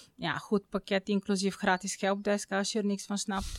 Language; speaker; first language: Dutch; non-native, fluent; Bulgarian